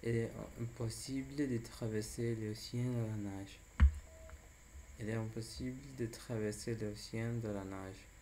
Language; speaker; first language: French; non-native, learner; English